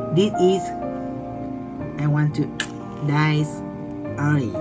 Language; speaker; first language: English; non-native, learner; Vietnamese